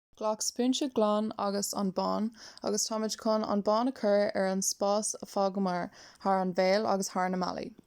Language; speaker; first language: Irish; non-native, local second language; English